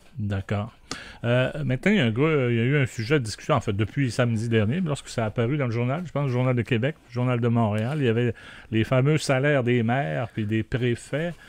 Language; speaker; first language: French; native; French